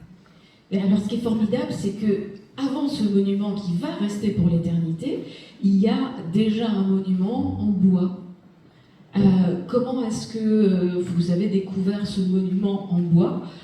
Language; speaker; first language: French; native; French